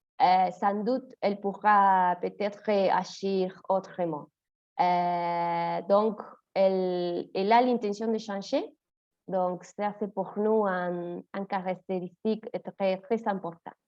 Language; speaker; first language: French; non-native, fluent; Spanish